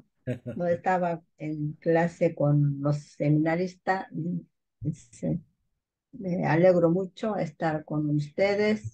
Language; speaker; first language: Spanish; non-native, learner; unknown